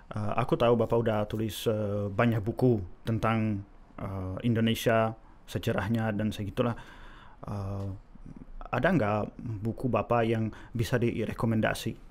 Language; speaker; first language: Indonesian; non-native, fluent; Czech